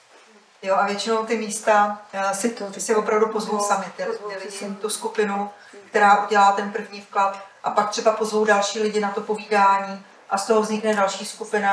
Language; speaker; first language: Czech; native; Czech